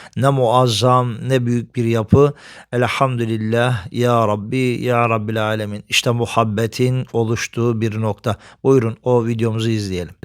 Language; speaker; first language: Turkish; native; Turkish